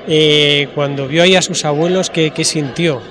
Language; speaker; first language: Spanish; native; Spanish